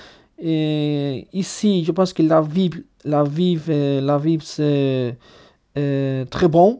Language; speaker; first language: French; non-native, fluent; Basque